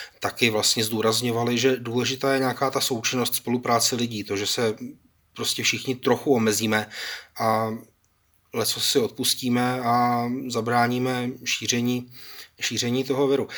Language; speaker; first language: Czech; native; Czech